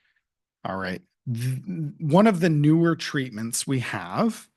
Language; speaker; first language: English; native; English